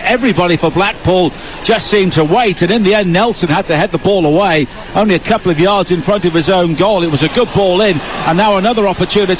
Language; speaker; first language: English; native; English